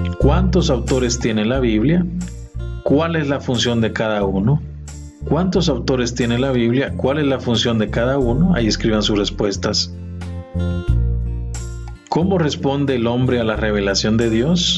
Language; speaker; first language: Spanish; native; Spanish